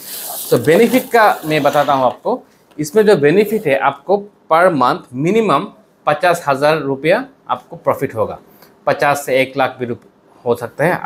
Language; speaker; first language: Hindi; non-native, fluent; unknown